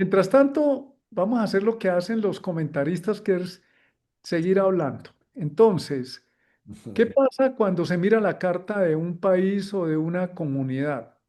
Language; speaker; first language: Spanish; native; Spanish